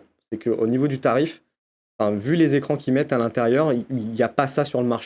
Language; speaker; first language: French; native; French